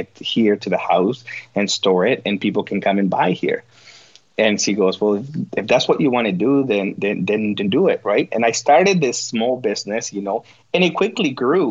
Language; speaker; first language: English; non-native, fluent; Spanish